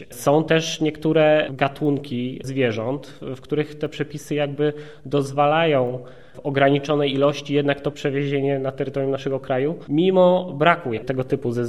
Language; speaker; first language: Polish; native; Polish